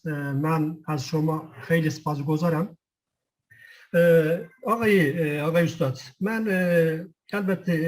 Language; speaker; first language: Persian; non-native, fluent; Kurdish